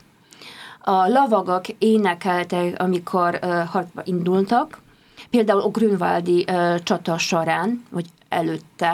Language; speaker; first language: Hungarian; non-native, fluent; Polish